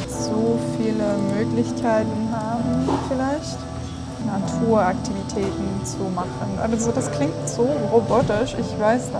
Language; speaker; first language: German; non-native, learner; English